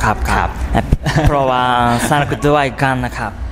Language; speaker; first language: Thai; non-native, learner; Japanese